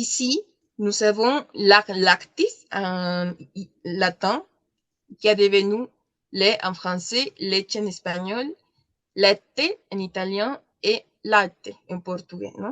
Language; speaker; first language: French; non-native, learner; Spanish